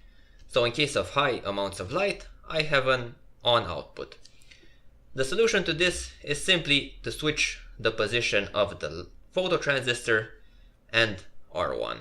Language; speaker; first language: English; non-native, fluent; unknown